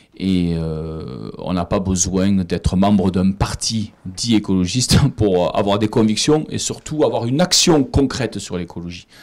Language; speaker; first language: French; native; French